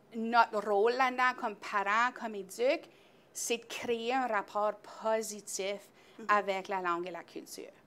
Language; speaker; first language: French; native; French